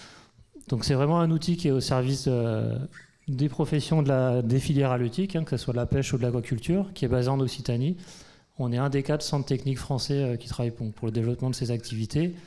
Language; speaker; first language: French; native; French